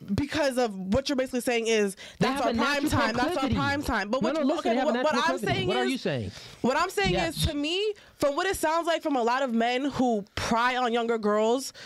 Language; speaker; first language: English; native; English